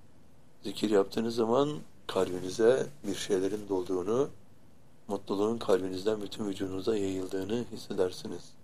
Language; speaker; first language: Turkish; native; Turkish